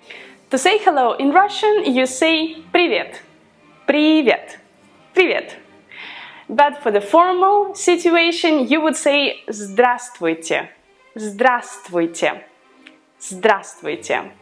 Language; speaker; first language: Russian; non-native, fluent; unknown